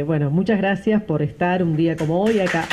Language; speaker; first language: Spanish; native; Spanish